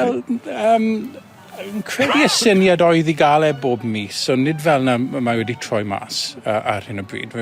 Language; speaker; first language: Welsh; native; Welsh